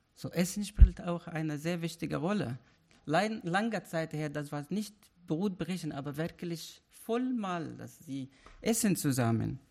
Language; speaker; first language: German; non-native, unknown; Arabic